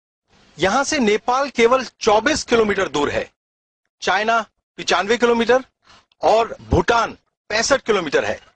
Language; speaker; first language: Hindi; native; Hindi